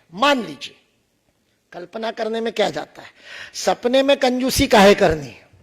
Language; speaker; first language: Hindi; non-native, local second language; Marathi